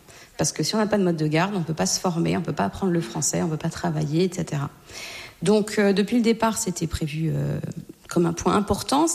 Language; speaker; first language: French; native; French